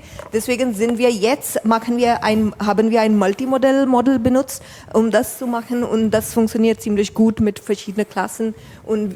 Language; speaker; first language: German; non-native, fluent; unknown